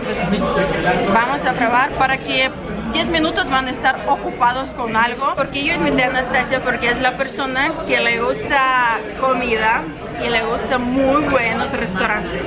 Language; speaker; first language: Spanish; non-native, learner; Russian